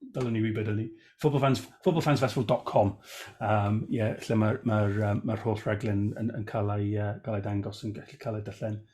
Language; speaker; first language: Welsh; non-native, local second language; English